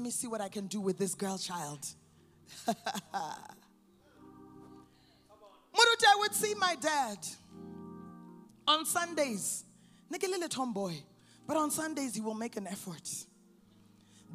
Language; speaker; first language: English; native; English